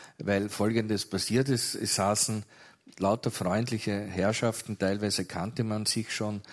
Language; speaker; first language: German; native; German